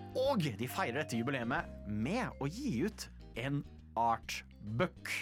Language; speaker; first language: Norwegian; native; Norwegian